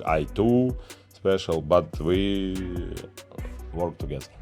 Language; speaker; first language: English; non-native, learner; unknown